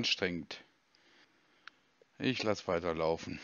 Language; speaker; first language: German; native; German